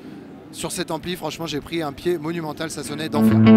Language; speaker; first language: French; native; French